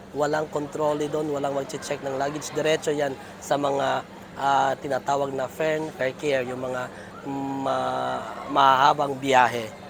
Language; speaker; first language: Filipino; non-native, local second language; Cebuano